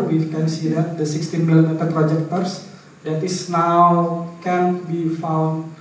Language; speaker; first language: English; non-native, fluent; Indonesian